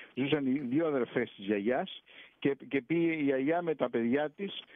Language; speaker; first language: Greek; early bilingual, heritage; Greek